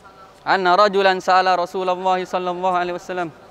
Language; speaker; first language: Arabic; non-native, fluent; Indonesian